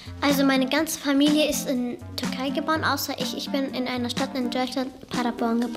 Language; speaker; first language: German; early bilingual, other home language; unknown